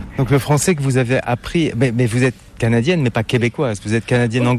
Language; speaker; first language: French; native; French